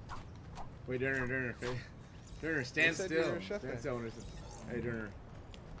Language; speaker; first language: English; native; English